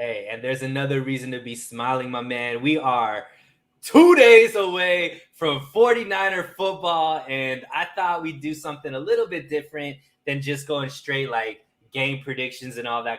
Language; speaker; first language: English; native; English